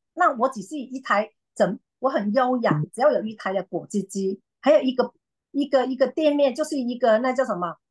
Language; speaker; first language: Chinese; non-native, local second language; Cantonese